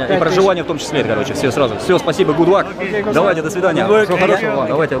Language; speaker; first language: Russian; native; Russian